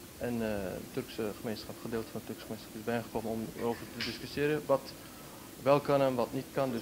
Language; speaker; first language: Dutch; early bilingual, other home language; Turkish